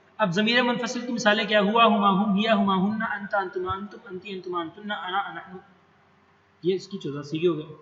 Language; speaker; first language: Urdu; non-native, local second language; Punjabi